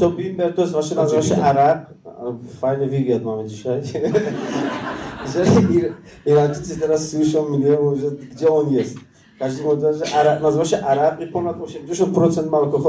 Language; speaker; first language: Polish; non-native, learner; Persian